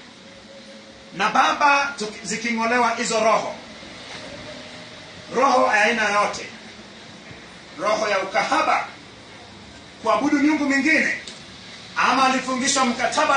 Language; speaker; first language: Swahili; non-native, local second language; Luo (Kenya and Tanzania)